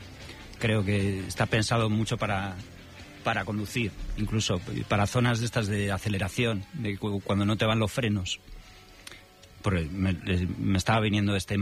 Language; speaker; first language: Spanish; native; Spanish